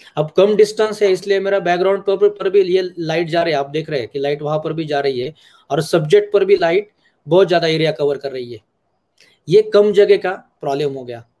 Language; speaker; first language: Hindi; non-native, local second language; Marathi